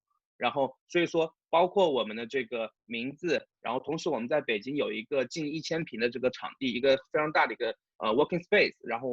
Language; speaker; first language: Chinese; native; Chinese